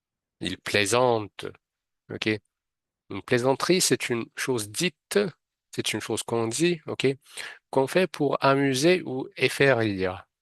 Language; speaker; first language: French; non-native, fluent; Arabic